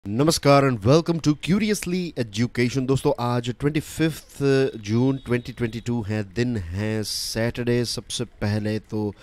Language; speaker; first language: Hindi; non-native, local second language; Gujarati